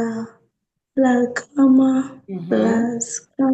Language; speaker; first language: Spanish; non-native, learner; English